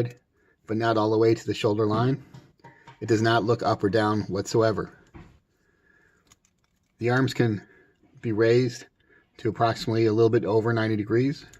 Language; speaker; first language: English; native; English